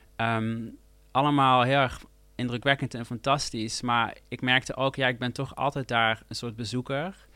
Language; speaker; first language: Dutch; native; Dutch